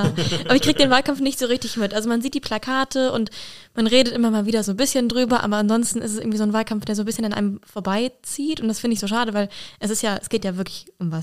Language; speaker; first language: German; native; German